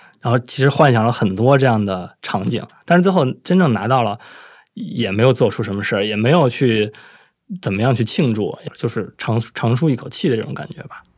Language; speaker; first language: Chinese; native; Chinese